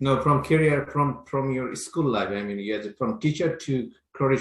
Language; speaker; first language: English; non-native, local second language; Bangla